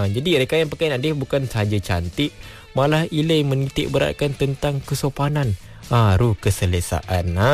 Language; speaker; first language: Malay; non-native, local second language; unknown